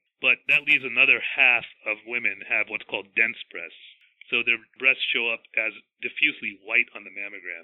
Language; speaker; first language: English; native; English